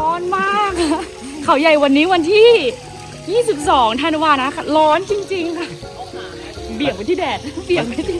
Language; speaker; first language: Thai; native; Thai